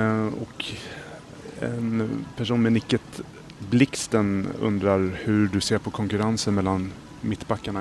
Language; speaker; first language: Swedish; native; Swedish